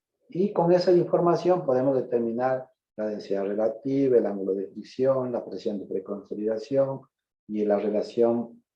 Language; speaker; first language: Spanish; native; Spanish